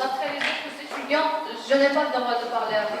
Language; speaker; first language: French; non-native, local second language; Arabic